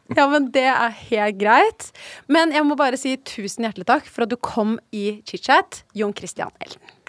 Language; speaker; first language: Norwegian; native; Norwegian